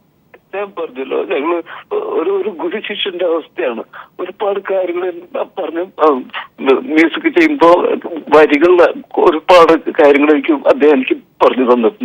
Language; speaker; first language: Malayalam; native; Malayalam